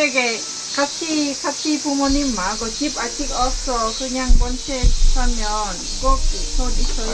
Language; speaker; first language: Korean; non-native, learner; Lao